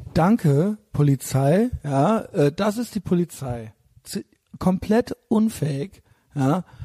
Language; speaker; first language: German; native; German